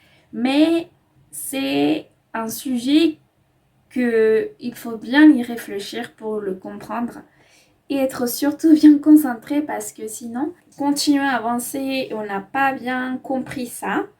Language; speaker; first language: French; non-native, fluent; Spanish